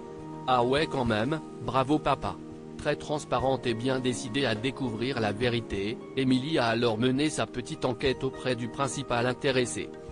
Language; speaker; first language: French; native; French